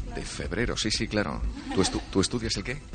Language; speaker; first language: Spanish; native; Spanish